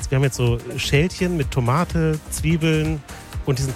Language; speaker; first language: German; native; German